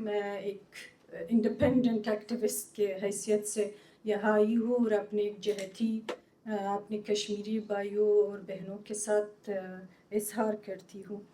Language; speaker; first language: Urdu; non-native, fluent; Persian